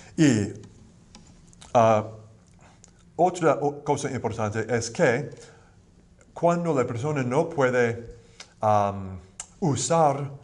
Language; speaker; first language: Spanish; non-native, fluent; English